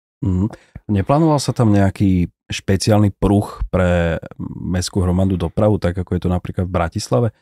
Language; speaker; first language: Slovak; native; Slovak